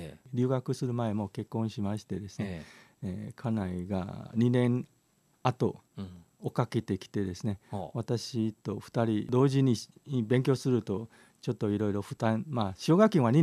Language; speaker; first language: Japanese; non-native, fluent; Chinese